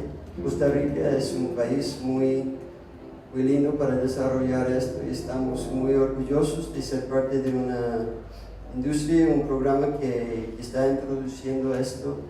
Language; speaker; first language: Spanish; non-native, fluent; English